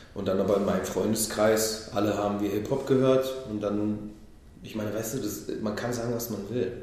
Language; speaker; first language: German; early bilingual, other home language; Hebrew